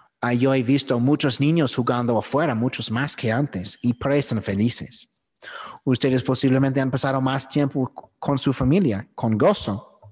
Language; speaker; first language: Spanish; non-native, fluent; English